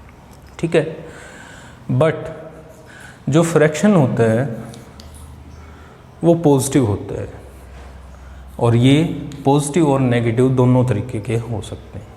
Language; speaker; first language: Hindi; native; Hindi